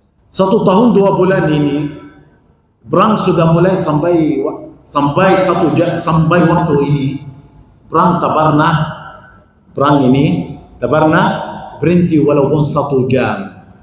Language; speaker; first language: Indonesian; non-native, fluent; Arabic